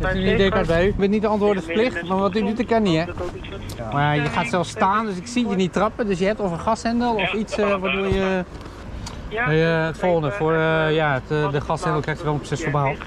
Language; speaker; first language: Dutch; native; Dutch